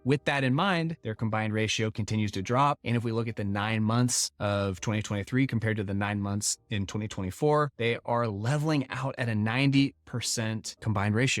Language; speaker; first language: English; native; English